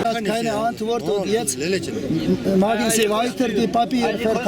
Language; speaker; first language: German; non-native, learner; Tibetan